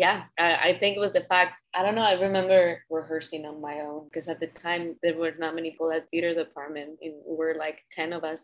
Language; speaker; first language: English; non-native, fluent; Spanish